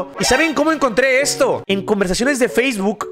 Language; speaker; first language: Spanish; native; Spanish